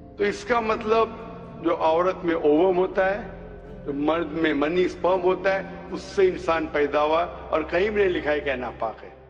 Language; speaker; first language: Urdu; non-native, local second language; Konkani